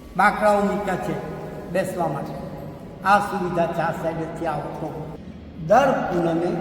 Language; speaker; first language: Gujarati; native; Gujarati